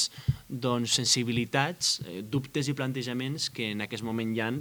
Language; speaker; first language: Catalan; native; Catalan